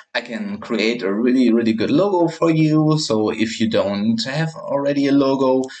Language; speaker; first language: English; non-native, fluent; German